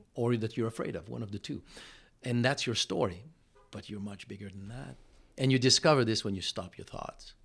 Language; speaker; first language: English; non-native, fluent; French